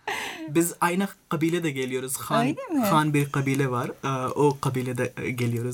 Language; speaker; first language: Turkish; non-native, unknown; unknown